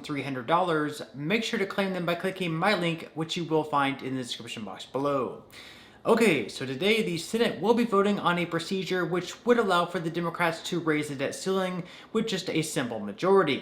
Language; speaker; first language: English; native; English